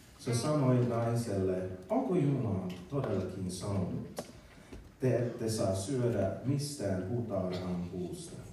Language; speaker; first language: Finnish; non-native, learner; English